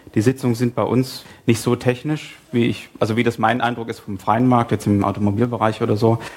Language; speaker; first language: German; native; German